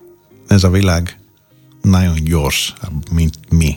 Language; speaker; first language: Hungarian; non-native, fluent; Greek